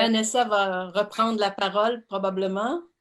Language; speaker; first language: French; native; French